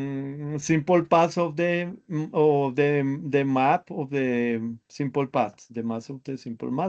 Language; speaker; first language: English; non-native, learner; Spanish